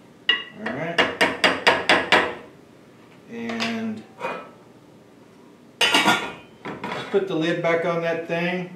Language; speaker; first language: English; native; English